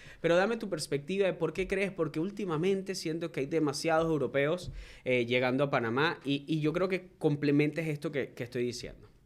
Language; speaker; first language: Spanish; native; Spanish